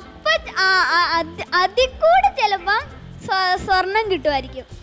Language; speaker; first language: Malayalam; native; Malayalam